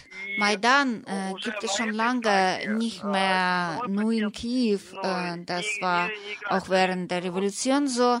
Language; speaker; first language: German; non-native, fluent; Russian